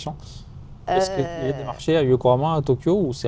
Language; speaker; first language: French; native; French